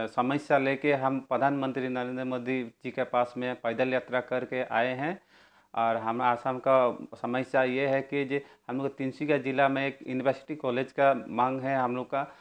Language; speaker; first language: Hindi; non-native, local second language; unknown